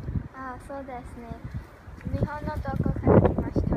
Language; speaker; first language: Japanese; non-native, learner; English